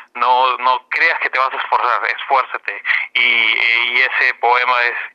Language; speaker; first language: Spanish; native; Spanish